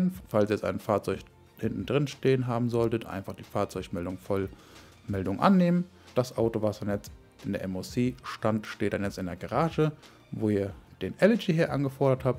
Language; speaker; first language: German; native; German